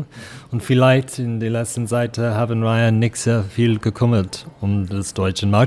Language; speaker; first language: German; non-native, fluent; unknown